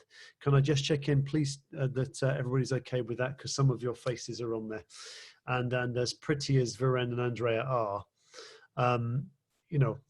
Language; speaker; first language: English; native; English